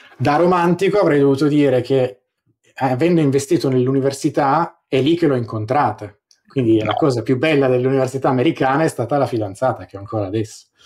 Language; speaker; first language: Italian; native; Italian